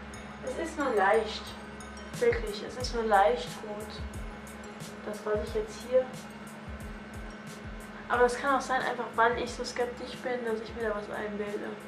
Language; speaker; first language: German; native; German